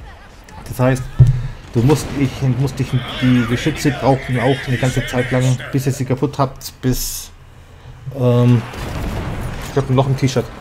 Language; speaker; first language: German; native; German